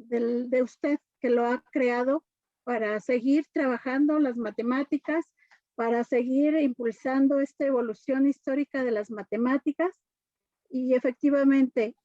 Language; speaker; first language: Spanish; native; Spanish